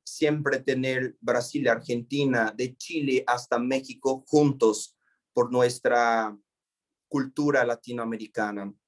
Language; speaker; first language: Spanish; non-native, fluent; Portuguese